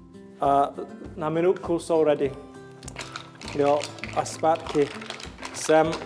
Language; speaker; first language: Czech; non-native, learner; English